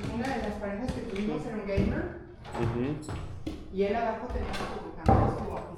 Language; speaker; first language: Spanish; native; Spanish